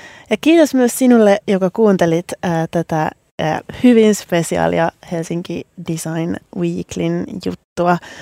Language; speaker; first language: Finnish; native; Finnish